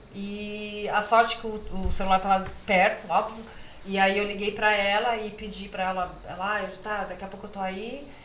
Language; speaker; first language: Portuguese; native; Portuguese